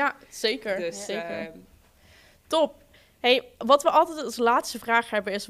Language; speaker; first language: Dutch; native; Dutch